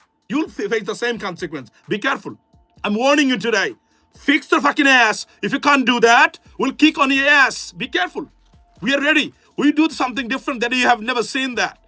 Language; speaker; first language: English; non-native, local second language; Bangla